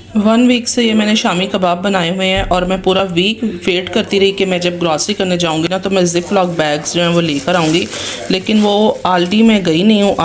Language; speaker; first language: Urdu; non-native, local second language; Punjabi